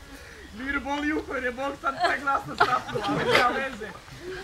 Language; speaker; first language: Croatian; native; Croatian